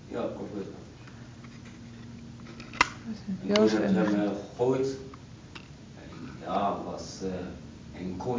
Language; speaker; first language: Dutch; non-native, learner; Arabic